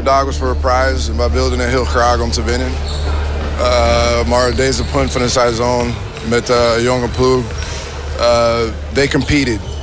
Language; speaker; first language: Dutch; non-native, learner; English